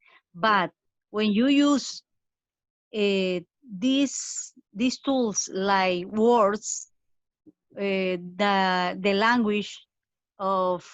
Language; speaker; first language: English; non-native, fluent; Spanish